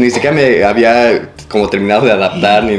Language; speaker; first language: Spanish; native; Spanish